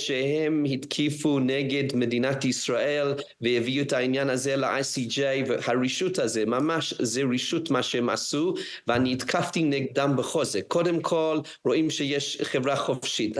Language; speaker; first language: Hebrew; non-native, fluent; English